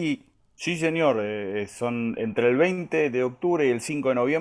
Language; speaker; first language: Spanish; native; Spanish